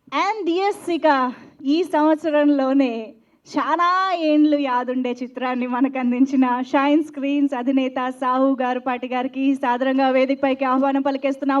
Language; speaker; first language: Telugu; native; Telugu